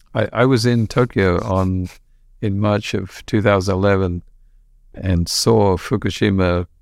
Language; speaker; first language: English; native; English